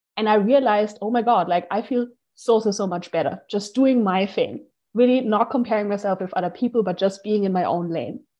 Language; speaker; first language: English; non-native, fluent; German